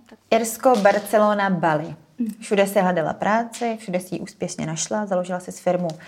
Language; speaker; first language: Czech; native; Czech